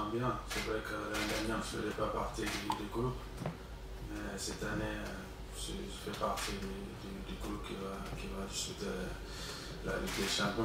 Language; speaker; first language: French; non-native, local second language; Wolof